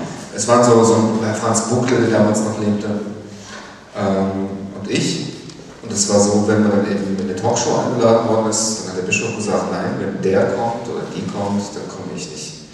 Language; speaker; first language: German; native; German